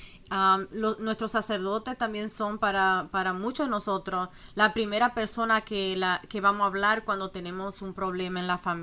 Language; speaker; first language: Spanish; native; Spanish